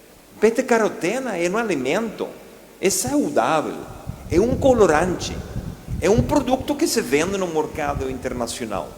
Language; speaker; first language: Portuguese; non-native, fluent; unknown